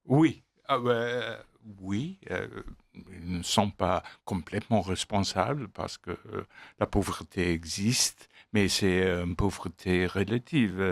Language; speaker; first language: French; non-native, fluent; English